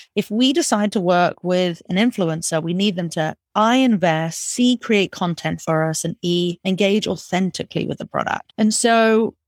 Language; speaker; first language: English; native; English